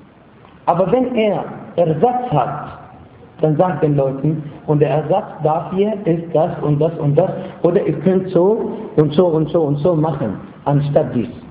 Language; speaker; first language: German; non-native, fluent; Arabic